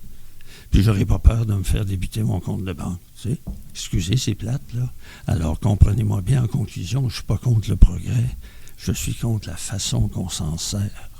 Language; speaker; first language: French; native; French